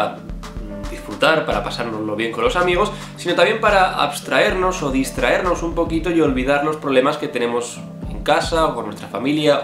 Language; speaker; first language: Spanish; native; Spanish